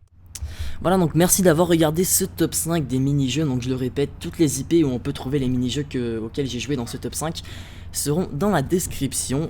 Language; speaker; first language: French; native; French